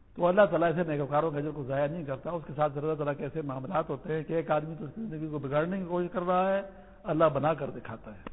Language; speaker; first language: Urdu; non-native, local second language; Pashto